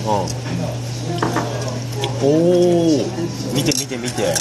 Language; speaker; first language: Korean; non-native, fluent; Japanese